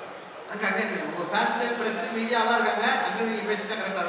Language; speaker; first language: Tamil; native; Tamil